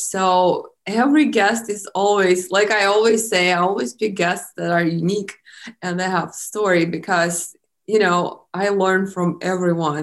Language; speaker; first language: English; non-native, fluent; Russian